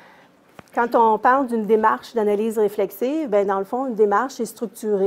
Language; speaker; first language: French; native; French